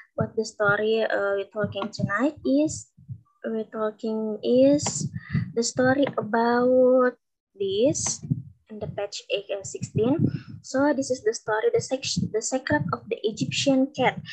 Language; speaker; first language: English; non-native, learner; Indonesian